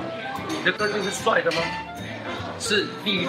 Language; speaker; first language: Chinese; native; Chinese